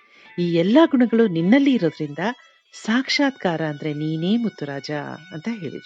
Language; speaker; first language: Kannada; native; Kannada